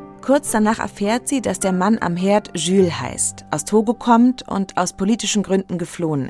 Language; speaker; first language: German; native; German